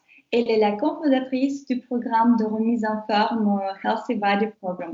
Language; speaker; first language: French; non-native, fluent; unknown